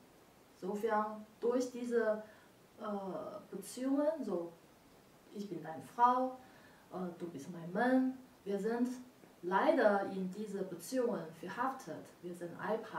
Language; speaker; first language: German; non-native, learner; Chinese